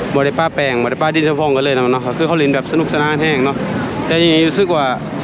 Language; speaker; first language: Thai; native; Thai